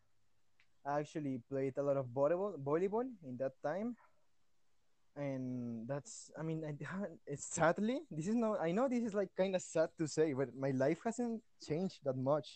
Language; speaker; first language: English; non-native, fluent; Spanish